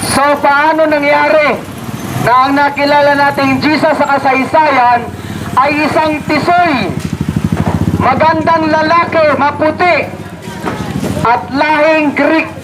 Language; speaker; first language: Filipino; non-native, local second language; Cebuano